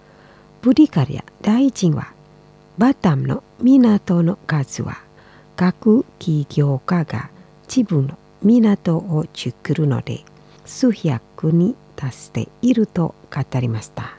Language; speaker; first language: Japanese; non-native, fluent; Indonesian